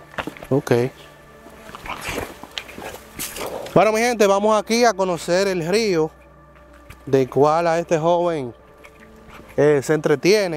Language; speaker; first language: Spanish; native; Spanish